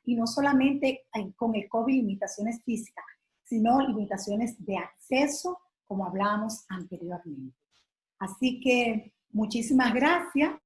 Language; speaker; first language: Spanish; native; Spanish